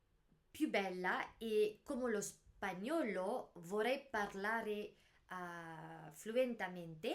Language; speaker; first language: Italian; non-native, learner; Malay